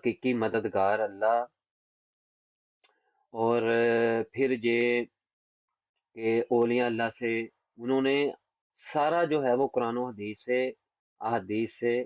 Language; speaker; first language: Hindi; non-native, local second language; Punjabi